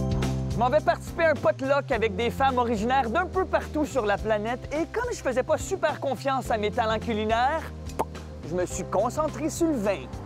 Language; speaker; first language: French; native; French